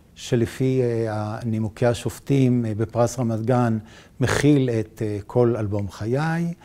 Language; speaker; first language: Hebrew; native; Hebrew